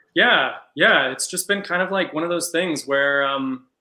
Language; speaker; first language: English; native; English